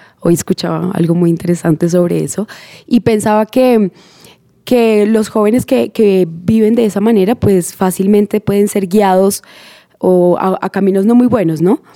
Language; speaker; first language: Spanish; native; Spanish